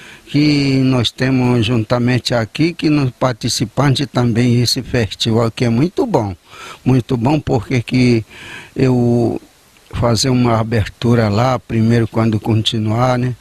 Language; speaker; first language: Portuguese; non-native, local second language; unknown